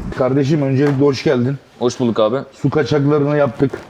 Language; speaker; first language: Turkish; native; Turkish